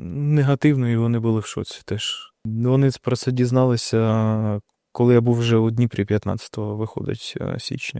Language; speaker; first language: Ukrainian; non-native, local second language; Russian